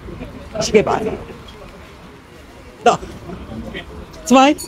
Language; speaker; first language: German; non-native, learner; Turkish